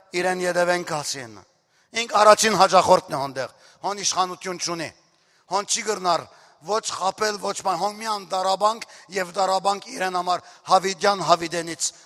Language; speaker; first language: Armenian; early bilingual, heritage; Armenian